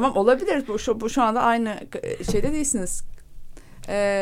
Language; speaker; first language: Turkish; native; Turkish